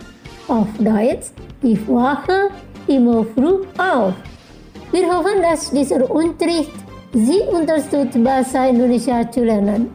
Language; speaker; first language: German; non-native, learner; Indonesian